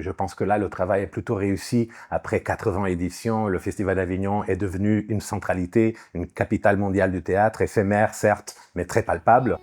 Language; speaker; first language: French; non-native, fluent; Portuguese